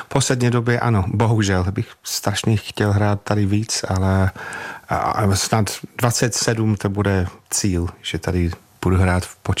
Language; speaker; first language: Czech; non-native, fluent; English